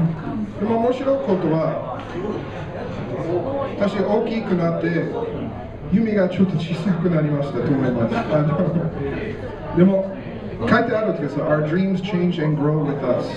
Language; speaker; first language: Japanese; non-native, learner; English